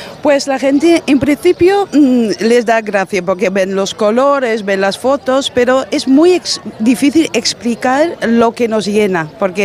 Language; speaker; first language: Spanish; non-native, fluent; Dutch